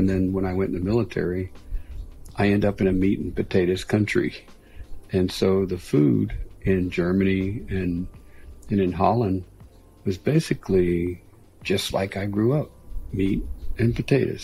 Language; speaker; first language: English; native; English